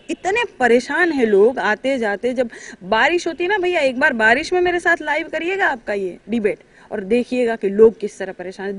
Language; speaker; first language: Hindi; native; Hindi